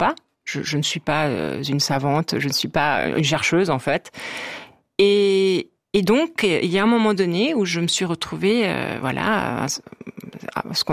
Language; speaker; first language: French; native; French